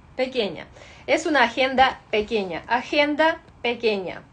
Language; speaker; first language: Spanish; non-native, fluent; Ukrainian